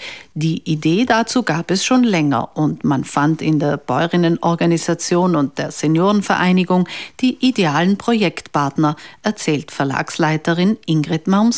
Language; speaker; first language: German; native; German